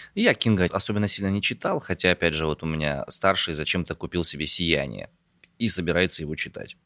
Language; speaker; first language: Russian; native; Russian